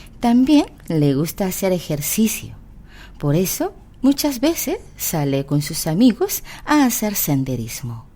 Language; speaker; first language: Spanish; non-native, fluent; Korean